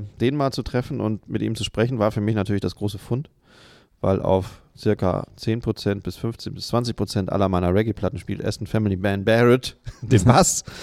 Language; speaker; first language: German; native; German